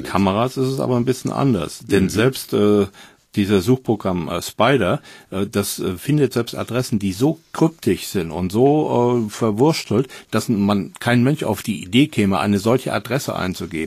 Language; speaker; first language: German; native; German